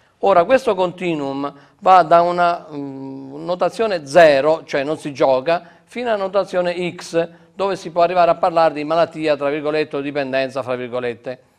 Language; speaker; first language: Italian; native; Italian